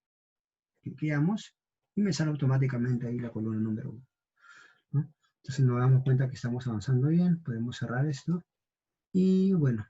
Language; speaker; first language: Spanish; native; Spanish